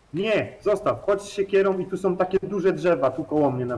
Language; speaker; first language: Polish; native; Polish